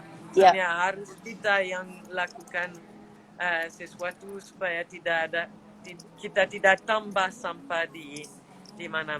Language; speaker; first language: Indonesian; non-native, fluent; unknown